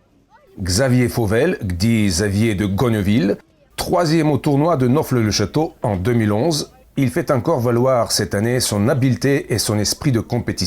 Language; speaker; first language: French; native; French